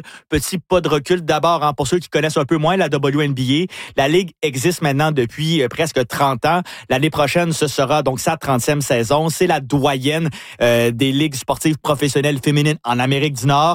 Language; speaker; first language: French; native; French